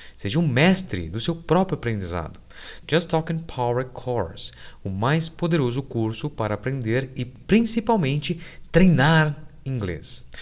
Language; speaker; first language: English; non-native, fluent; Portuguese